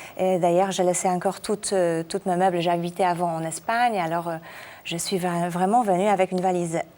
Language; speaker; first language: French; non-native, fluent; Polish